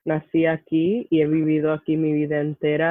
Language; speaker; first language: Spanish; early bilingual, heritage; Spanish